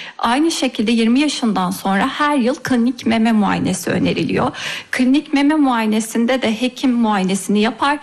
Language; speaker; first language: Turkish; native; Turkish